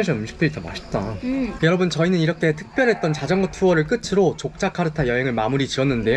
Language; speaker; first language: Korean; native; Korean